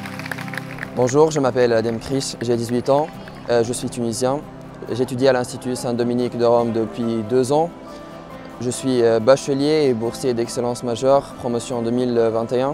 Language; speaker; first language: French; non-native, local second language; Arabic